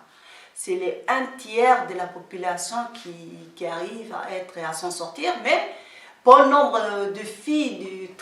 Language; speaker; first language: French; non-native, local second language; Somali